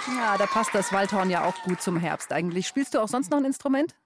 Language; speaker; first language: German; native; German